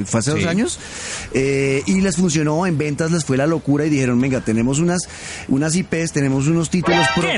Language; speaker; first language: Spanish; native; Spanish